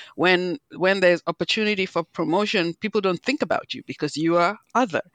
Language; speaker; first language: English; non-native, local second language; Igbo